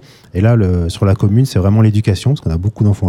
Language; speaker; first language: French; native; French